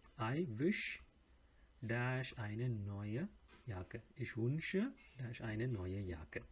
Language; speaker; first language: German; non-native, learner; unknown